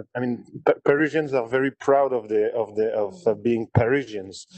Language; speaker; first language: English; non-native, fluent; French